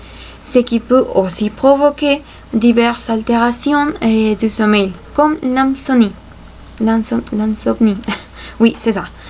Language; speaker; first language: French; non-native, fluent; Spanish